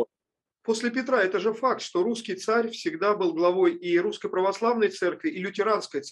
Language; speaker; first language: Russian; native; Russian